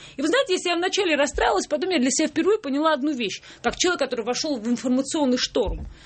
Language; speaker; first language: Russian; non-native, local second language; Georgian